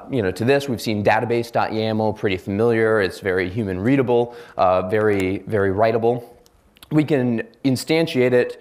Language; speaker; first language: English; native; English